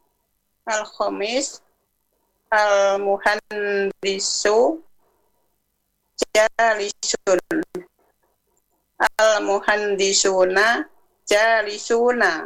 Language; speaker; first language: Arabic; non-native, learner; Indonesian